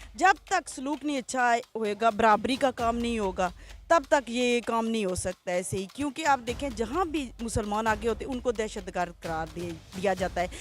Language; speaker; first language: Urdu; non-native, local second language; Punjabi